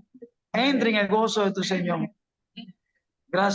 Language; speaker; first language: Spanish; native; Spanish